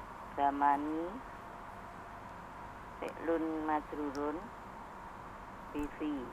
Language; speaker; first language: Arabic; non-native, learner; Indonesian